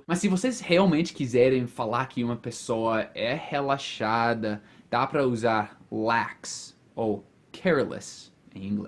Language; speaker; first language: Portuguese; non-native, fluent; English